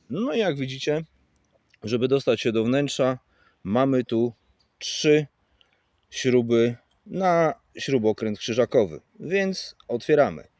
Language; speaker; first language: Polish; native; Polish